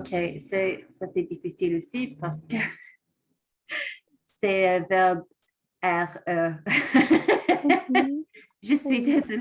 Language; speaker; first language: French; non-native, learner; English